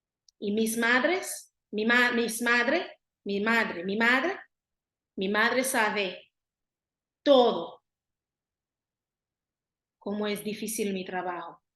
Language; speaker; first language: Spanish; non-native, learner; Haitian Creole